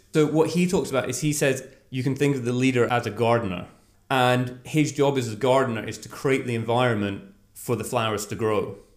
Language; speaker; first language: English; native; English